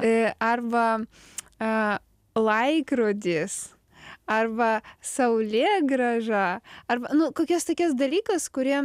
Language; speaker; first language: Lithuanian; non-native, learner; Ukrainian